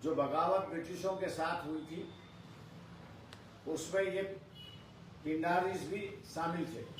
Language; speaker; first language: Hindi; non-native, local second language; Marathi